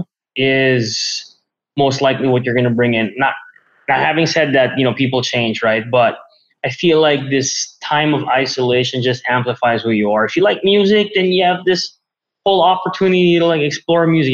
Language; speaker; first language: English; non-native, local second language; Filipino